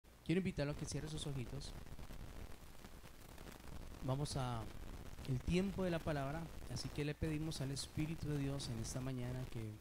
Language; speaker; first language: Spanish; native; Spanish